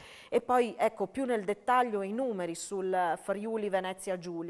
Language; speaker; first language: Italian; native; Italian